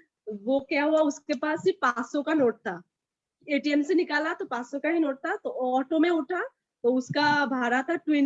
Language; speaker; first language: Hindi; native; Hindi